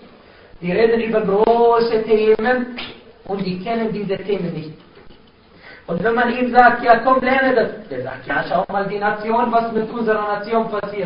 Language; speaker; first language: German; non-native, fluent; Arabic